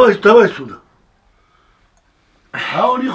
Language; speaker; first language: Russian; non-native, local second language; Georgian